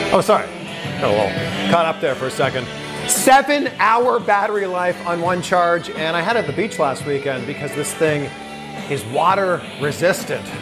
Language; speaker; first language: English; native; English